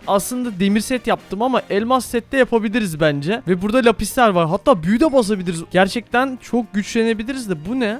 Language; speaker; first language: Turkish; native; Turkish